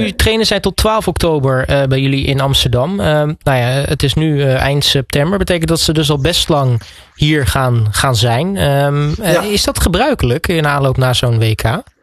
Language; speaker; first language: Dutch; native; Dutch